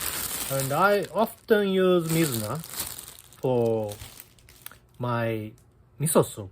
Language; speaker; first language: English; non-native, learner; Japanese